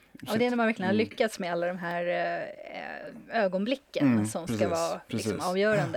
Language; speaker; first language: Swedish; native; Swedish